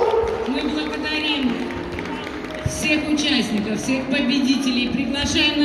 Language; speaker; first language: Russian; native; Russian